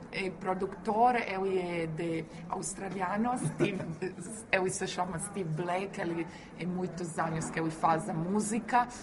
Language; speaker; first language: Portuguese; non-native, fluent; Croatian